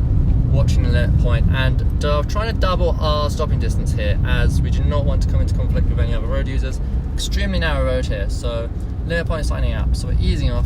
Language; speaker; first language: English; native; English